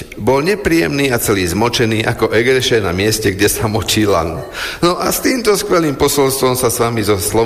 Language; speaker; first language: Slovak; native; Slovak